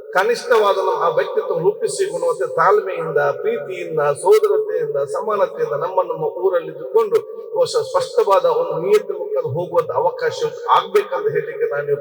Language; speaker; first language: Kannada; non-native, local second language; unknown